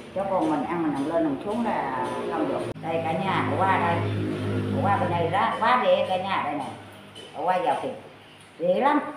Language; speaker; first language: Vietnamese; native; Vietnamese